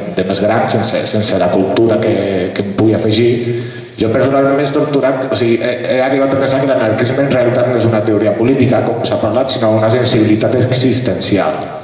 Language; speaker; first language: Catalan; non-native, local second language; Spanish